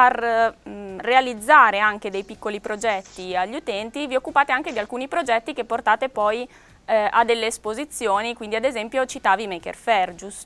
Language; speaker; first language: Italian; native; Italian